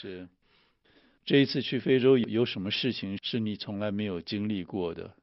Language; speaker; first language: Chinese; native; Chinese